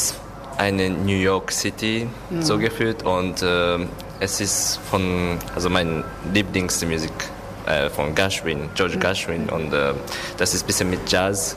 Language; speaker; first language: German; non-native, learner; Japanese